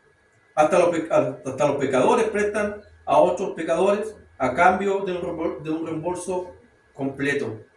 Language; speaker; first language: Spanish; native; Spanish